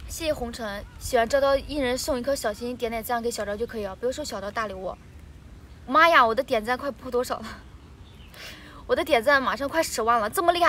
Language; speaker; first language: Chinese; native; Chinese